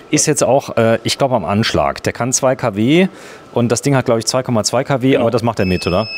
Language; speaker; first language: German; native; German